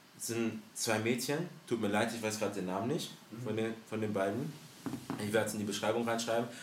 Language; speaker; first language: German; early bilingual, other home language; French